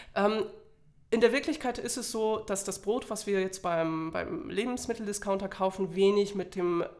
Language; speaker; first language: German; non-native, fluent; Polish